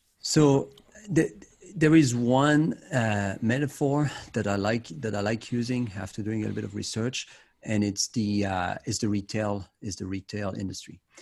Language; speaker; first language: English; non-native, fluent; French